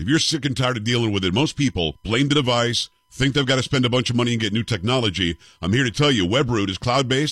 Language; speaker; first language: English; native; English